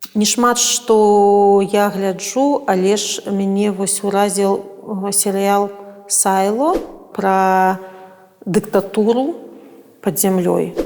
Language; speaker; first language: Belarusian; non-native, local second language; Russian